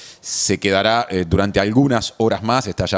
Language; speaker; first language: Spanish; native; Spanish